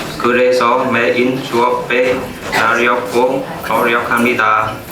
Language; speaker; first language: Korean; non-native, learner; Vietnamese